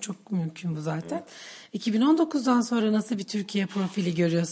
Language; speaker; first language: Turkish; native; Turkish